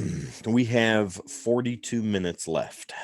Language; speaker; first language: English; native; English